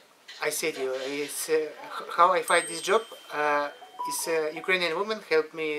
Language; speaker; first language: English; non-native, learner; Ukrainian